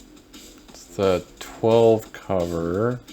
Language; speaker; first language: English; native; English